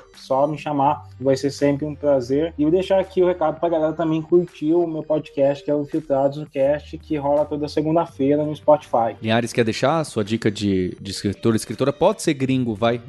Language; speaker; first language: Portuguese; native; Portuguese